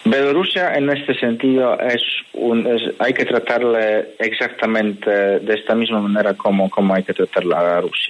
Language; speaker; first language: Spanish; non-native, fluent; Polish